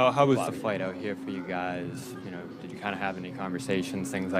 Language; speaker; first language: English; native; English